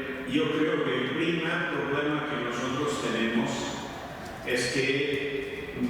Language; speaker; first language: Spanish; non-native, fluent; Italian